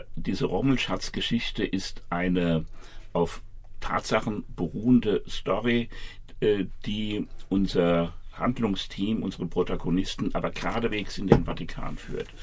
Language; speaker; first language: German; native; German